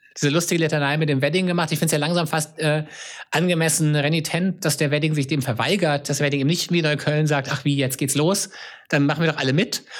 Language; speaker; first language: German; native; German